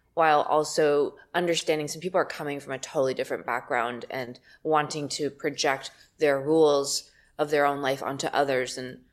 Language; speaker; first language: English; native; English